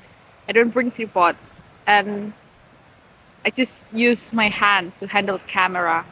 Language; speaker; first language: English; non-native, learner; Indonesian